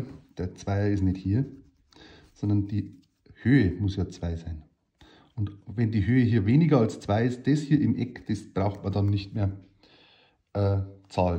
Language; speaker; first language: German; native; German